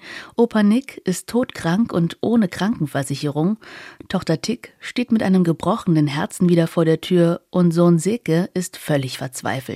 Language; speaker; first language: German; native; German